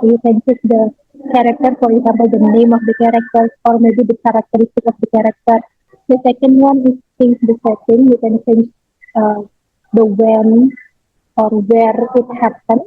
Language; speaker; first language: English; non-native, learner; Indonesian